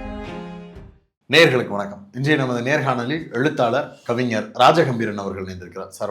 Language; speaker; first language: Tamil; native; Tamil